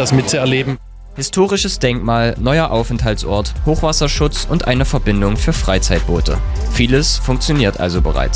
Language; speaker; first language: German; native; German